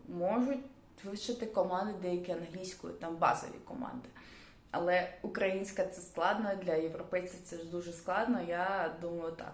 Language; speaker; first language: Ukrainian; non-native, local second language; Russian